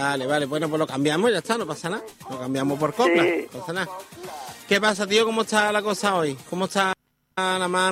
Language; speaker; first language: Spanish; native; Spanish